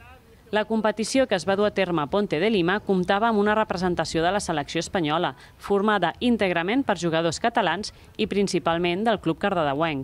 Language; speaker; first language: Catalan; native; Catalan